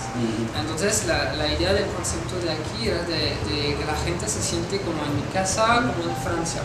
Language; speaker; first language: Spanish; non-native, fluent; French